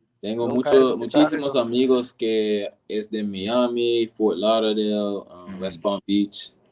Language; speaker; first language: Spanish; non-native, learner; English